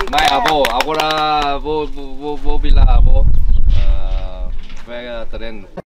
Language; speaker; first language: Portuguese; non-native, learner; Vietnamese